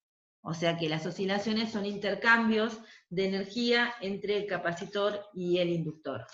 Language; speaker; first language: Spanish; native; Spanish